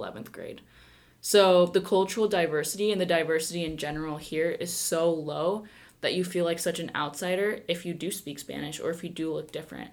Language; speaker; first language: English; early bilingual, other home language; Spanish